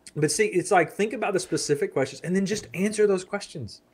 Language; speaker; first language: English; native; English